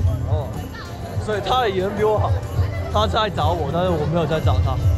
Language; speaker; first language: Chinese; non-native, local second language; Cantonese